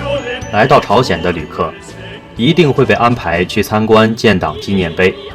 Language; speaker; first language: Chinese; native; Chinese